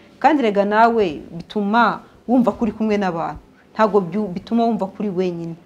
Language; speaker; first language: Kinyarwanda; early bilingual, heritage; Kinyarwanda